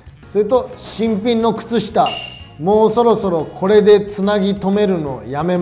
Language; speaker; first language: Japanese; native; Japanese